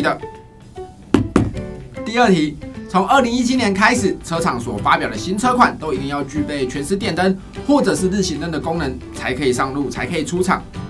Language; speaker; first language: Chinese; native; Chinese